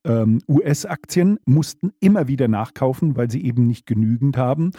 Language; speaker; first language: German; native; German